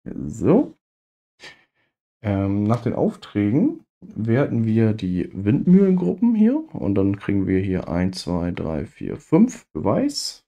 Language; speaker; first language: German; native; German